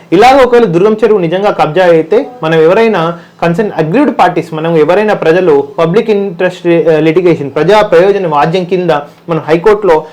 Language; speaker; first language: Telugu; native; Telugu